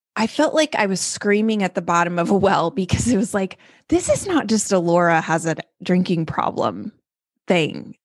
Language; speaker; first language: English; native; English